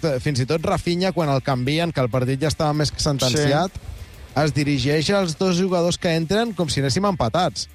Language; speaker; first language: Catalan; native; Catalan